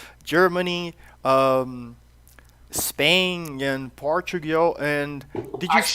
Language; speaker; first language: English; non-native, fluent; Portuguese